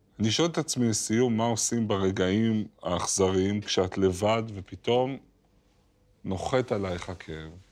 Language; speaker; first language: Hebrew; native; Hebrew